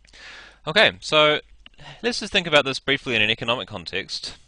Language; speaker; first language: English; native; English